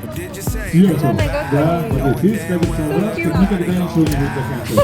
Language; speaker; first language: Russian; native; Russian